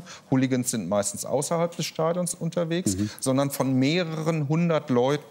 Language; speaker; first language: German; native; German